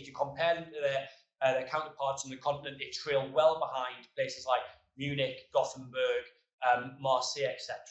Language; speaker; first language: English; native; English